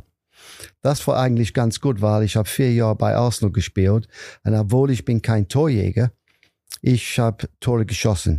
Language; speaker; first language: German; non-native, fluent; English